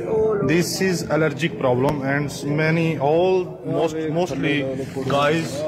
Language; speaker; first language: English; non-native, learner; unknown